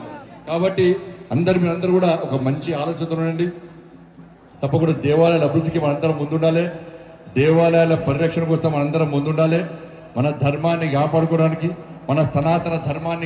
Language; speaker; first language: Telugu; native; Telugu